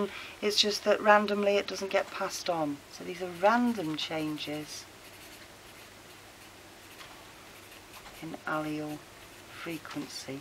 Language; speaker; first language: English; native; English